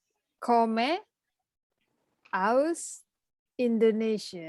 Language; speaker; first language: German; non-native, learner; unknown